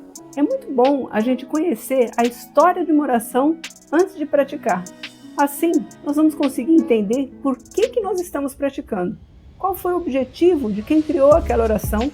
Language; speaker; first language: Portuguese; native; Portuguese